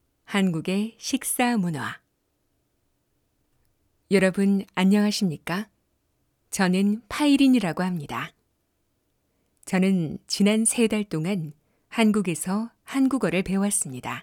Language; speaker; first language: Korean; non-native, learner; Thai